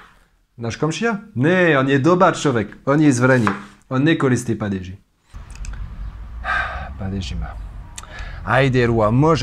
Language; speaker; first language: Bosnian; non-native, learner; French